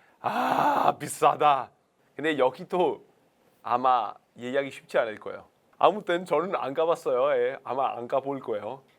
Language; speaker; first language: Korean; non-native, fluent; Italian